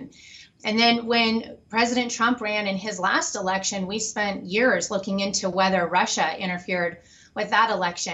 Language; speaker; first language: English; native; English